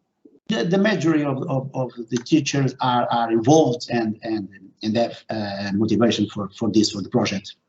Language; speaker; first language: English; non-native, fluent; Portuguese